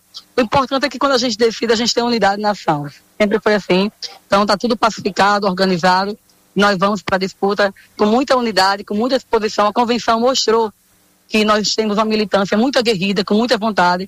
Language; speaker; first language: Portuguese; native; Portuguese